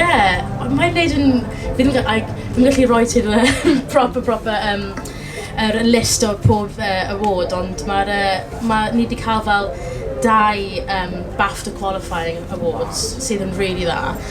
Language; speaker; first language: Welsh; non-native, local second language; English